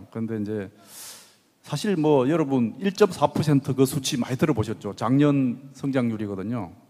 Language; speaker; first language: Korean; native; Korean